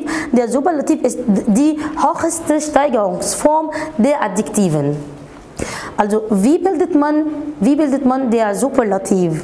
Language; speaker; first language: German; non-native, fluent; Arabic